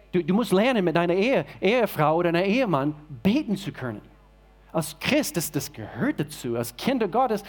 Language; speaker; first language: German; non-native, fluent; English